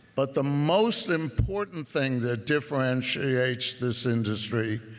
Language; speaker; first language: English; native; English